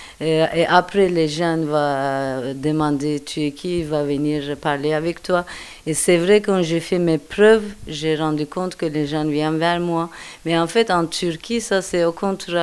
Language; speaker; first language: French; non-native, learner; Turkish